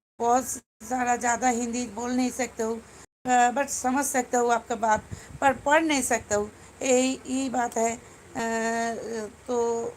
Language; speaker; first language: Hindi; non-native, learner; Bangla